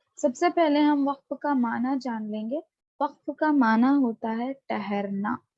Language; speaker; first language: Urdu; native; Urdu